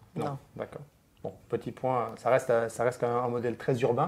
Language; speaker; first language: French; native; French